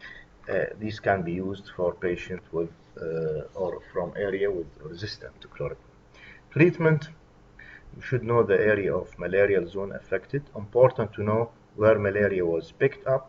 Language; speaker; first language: English; non-native, fluent; Arabic